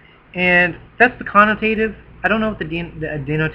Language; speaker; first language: English; native; English